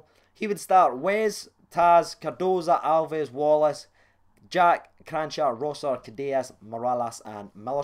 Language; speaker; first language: English; native; English